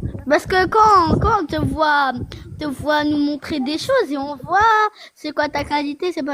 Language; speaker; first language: French; early bilingual, other home language; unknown